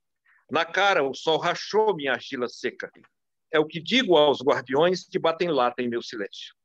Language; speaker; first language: Portuguese; native; Portuguese